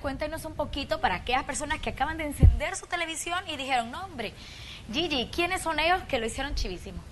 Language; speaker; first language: Spanish; native; Spanish